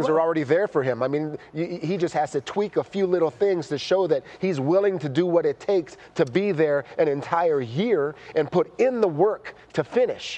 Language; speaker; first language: English; native; English